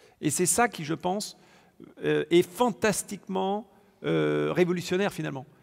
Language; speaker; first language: French; native; French